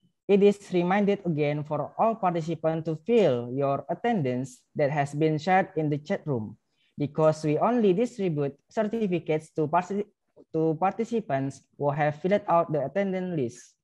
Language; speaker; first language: English; non-native, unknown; Indonesian